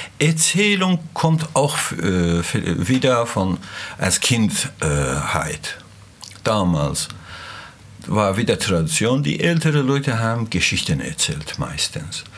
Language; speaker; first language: German; non-native, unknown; Azerbaijani